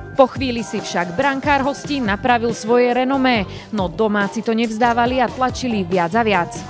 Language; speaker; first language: Slovak; native; Slovak